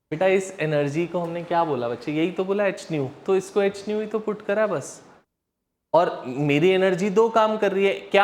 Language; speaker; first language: Hindi; native; Hindi